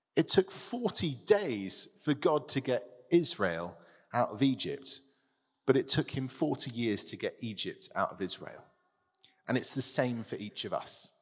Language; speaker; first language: English; native; English